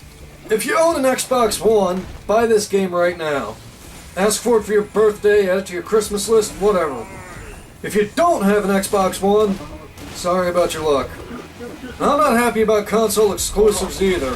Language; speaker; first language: English; native; English